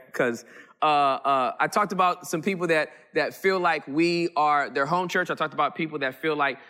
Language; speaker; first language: English; early bilingual, other home language; Yoruba